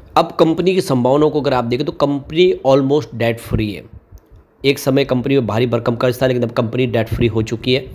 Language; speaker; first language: Hindi; native; Hindi